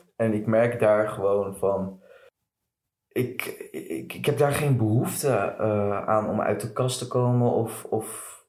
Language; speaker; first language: Dutch; early bilingual, other home language; Arabic